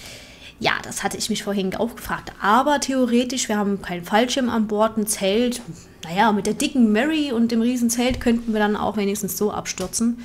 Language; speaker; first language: German; native; German